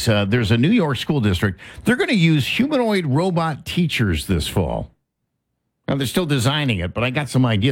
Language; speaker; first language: English; native; English